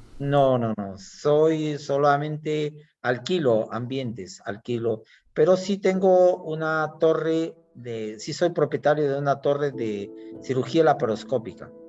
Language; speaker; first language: Spanish; native; Spanish